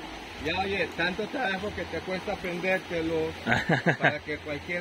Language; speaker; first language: Spanish; native; Spanish